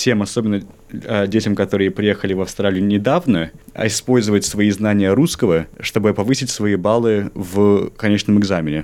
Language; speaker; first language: Russian; early bilingual, heritage; Russian